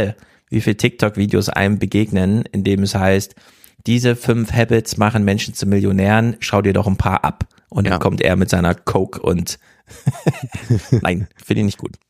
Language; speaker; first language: German; native; German